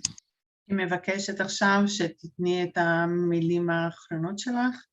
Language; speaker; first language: Hebrew; non-native, fluent; Portuguese